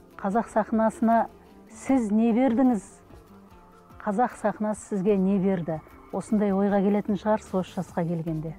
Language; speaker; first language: Kazakh; native; Kazakh